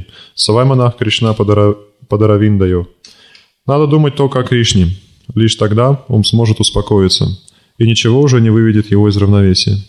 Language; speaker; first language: Russian; native; Russian